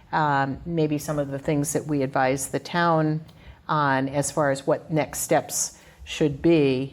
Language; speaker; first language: English; native; English